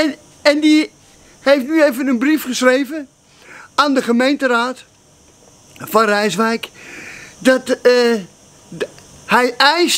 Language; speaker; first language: Dutch; native; Dutch